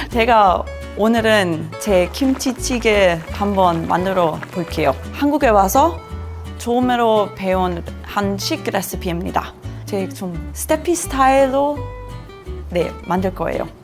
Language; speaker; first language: Korean; non-native, learner; German